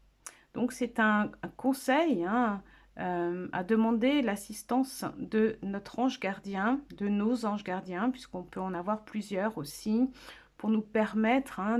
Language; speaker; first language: French; native; French